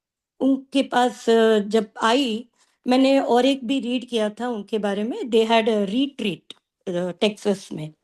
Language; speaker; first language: Hindi; non-native, local second language; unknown